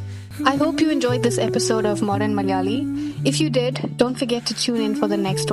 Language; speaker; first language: English; early bilingual, other home language; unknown